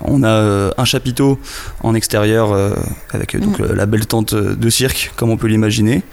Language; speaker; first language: French; native; French